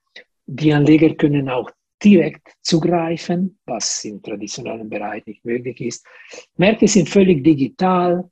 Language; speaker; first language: German; non-native, fluent; Italian